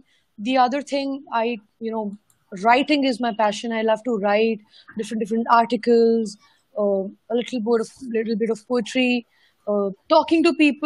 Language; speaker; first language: English; non-native, local second language; Hindi